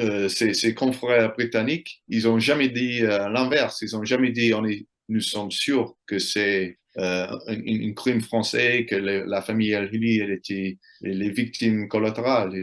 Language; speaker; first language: French; non-native, fluent; English